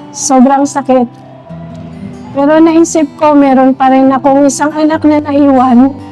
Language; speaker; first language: Filipino; non-native, local second language; Hiligaynon